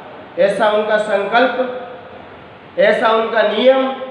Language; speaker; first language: Hindi; native; Hindi